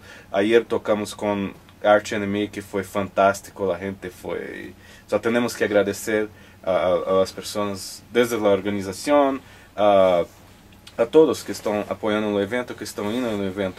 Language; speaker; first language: Spanish; non-native, fluent; Portuguese